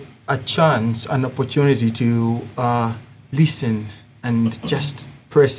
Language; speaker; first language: English; non-native, local second language; Ganda